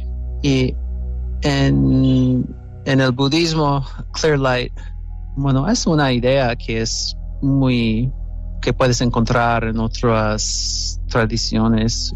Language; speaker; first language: Spanish; non-native, fluent; English